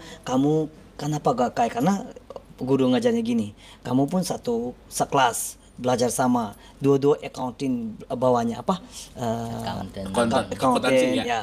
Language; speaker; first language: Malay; non-native, learner; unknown